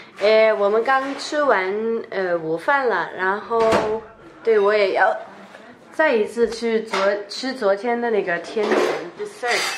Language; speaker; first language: Chinese; non-native, fluent; Danish